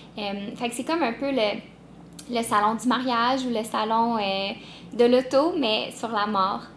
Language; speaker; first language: French; native; French